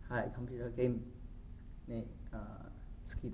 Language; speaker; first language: Japanese; non-native, learner; English